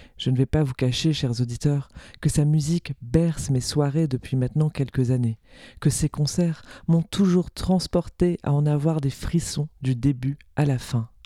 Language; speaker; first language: French; native; French